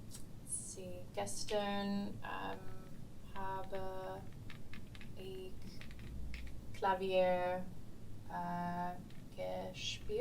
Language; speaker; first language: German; non-native, learner; English